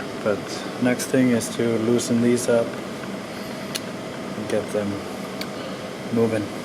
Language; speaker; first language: English; non-native, fluent; Icelandic